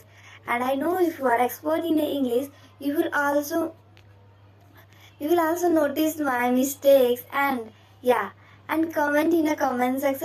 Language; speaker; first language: English; non-native, learner; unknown